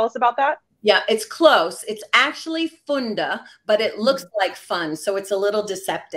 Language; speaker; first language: English; native; English